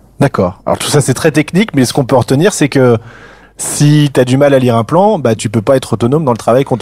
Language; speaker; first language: French; native; French